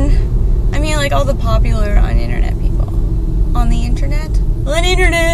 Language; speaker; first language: English; native; English